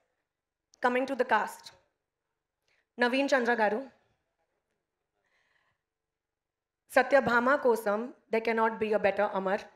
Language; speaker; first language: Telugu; non-native, local second language; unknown